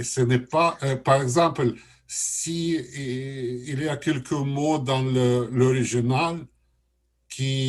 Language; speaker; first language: French; non-native, learner; Russian